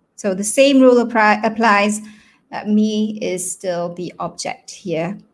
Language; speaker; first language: English; non-native, local second language; Malay